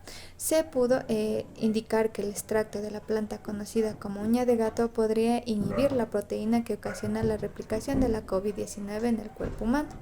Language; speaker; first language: Spanish; native; Spanish